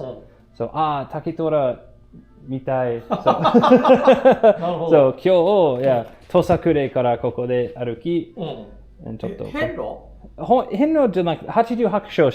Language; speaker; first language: Japanese; non-native, learner; English